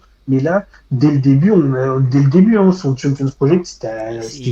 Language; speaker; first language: French; native; French